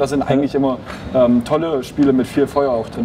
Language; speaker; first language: German; native; German